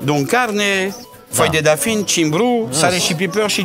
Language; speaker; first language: Romanian; non-native, learner; French